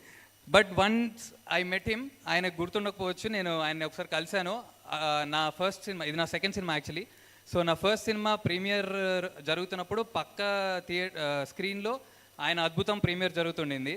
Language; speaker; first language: Telugu; native; Telugu